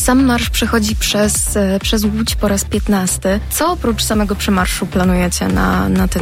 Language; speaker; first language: Polish; native; Polish